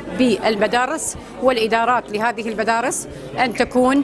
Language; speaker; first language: Arabic; native; Arabic